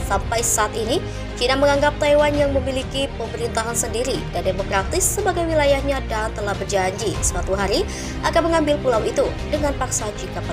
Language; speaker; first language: Indonesian; native; Indonesian